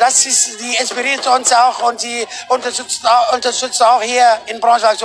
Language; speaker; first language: German; non-native, fluent; Arabic